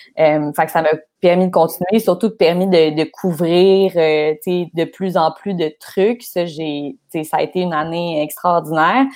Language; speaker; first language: French; native; French